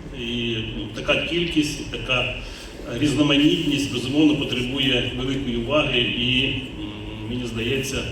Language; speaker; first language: Ukrainian; native; Ukrainian